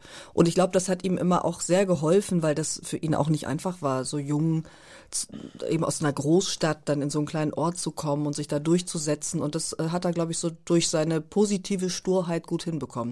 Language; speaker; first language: German; early bilingual, other home language; Turkish